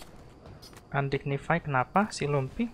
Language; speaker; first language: English; non-native, local second language; Indonesian